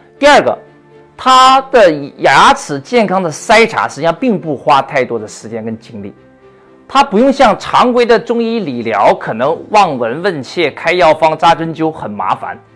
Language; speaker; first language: Chinese; native; Chinese